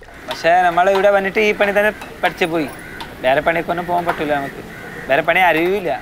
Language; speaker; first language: Malayalam; non-native, local second language; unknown